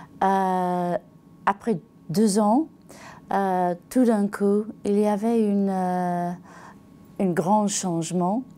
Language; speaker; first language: French; non-native, learner; English